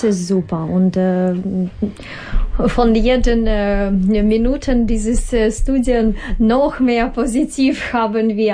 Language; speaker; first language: German; non-native, learner; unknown